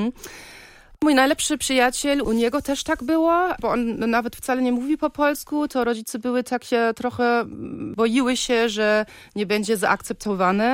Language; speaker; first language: Polish; early bilingual, heritage; Polish